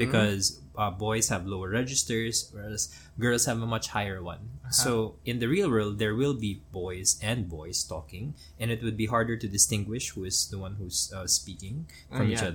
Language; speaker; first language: English; non-native, local second language; Filipino